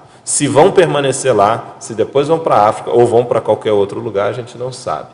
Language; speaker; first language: Portuguese; native; Portuguese